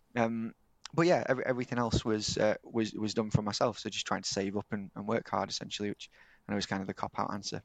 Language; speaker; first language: English; native; English